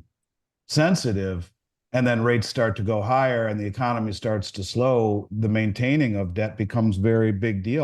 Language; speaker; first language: English; native; English